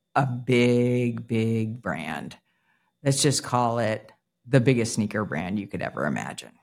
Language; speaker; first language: English; native; English